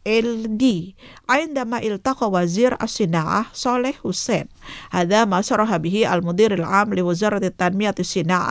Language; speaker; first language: Arabic; non-native, fluent; Indonesian